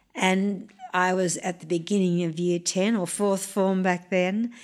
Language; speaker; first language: English; native; English